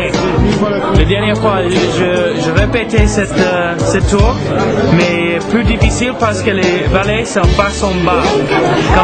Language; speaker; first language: French; non-native, learner; English